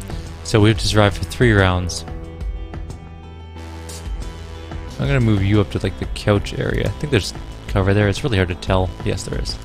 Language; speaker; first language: English; native; English